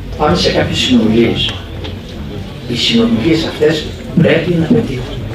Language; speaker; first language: Greek; native; Greek